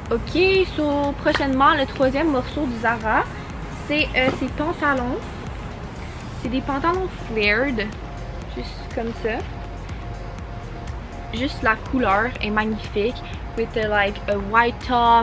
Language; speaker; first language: French; native; French